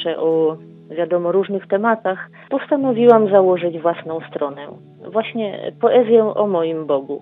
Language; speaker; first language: Polish; native; Polish